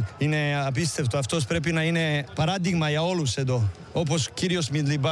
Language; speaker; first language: Greek; non-native, learner; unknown